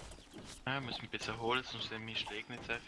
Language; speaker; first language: German; native; German